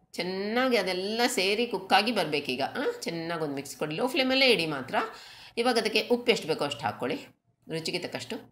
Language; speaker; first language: Kannada; non-native, local second language; Konkani